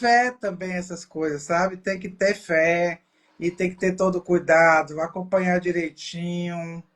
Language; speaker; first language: Portuguese; native; Portuguese